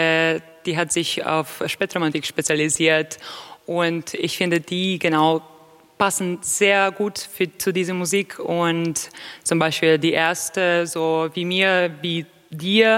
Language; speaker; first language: German; non-native, fluent; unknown